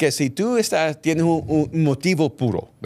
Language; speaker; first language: Spanish; early bilingual, heritage; English